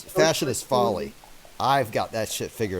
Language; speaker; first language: English; native; English